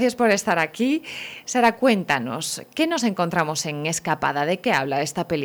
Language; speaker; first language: Spanish; native; Spanish